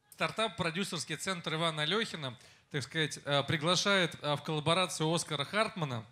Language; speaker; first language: Russian; native; Russian